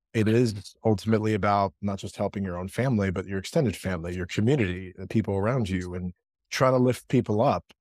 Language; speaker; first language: English; early bilingual, other home language; Spanish